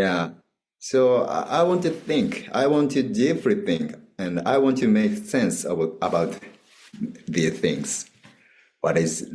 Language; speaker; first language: English; non-native, learner; Japanese